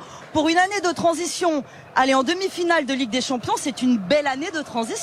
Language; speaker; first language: French; native; French